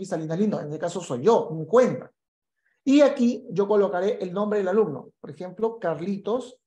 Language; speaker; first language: Spanish; native; Spanish